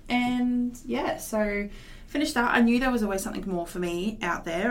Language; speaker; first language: English; native; English